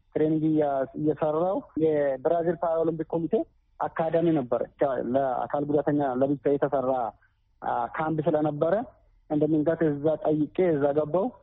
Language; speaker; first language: Amharic; native; Amharic